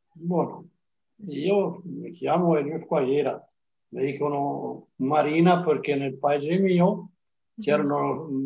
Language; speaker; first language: Italian; non-native, local second language; Venetian